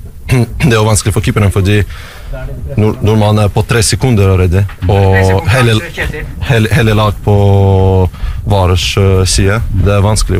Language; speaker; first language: Norwegian; non-native, fluent; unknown